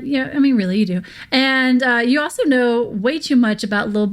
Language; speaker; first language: English; native; English